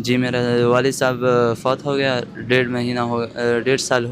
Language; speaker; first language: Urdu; non-native, local second language; Pashto